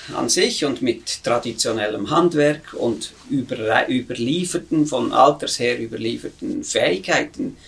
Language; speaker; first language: German; native; German